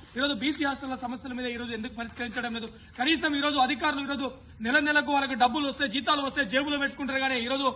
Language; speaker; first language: Telugu; non-native, local second language; Lambadi